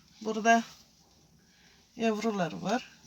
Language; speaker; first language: Turkish; non-native, fluent; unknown